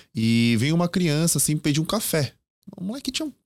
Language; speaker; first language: Portuguese; native; Portuguese